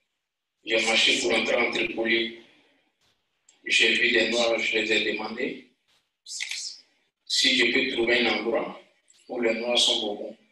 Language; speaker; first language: French; non-native, learner; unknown